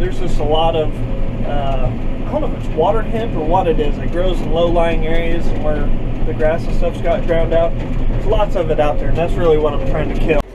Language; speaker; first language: English; native; English